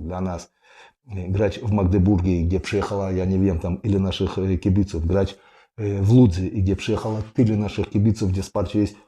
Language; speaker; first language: Polish; non-native, fluent; Russian